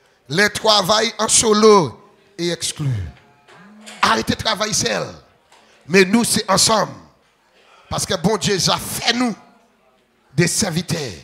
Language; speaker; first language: French; non-native, local second language; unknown